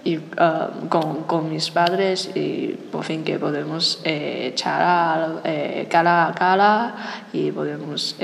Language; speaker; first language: Spanish; non-native, learner; Chinese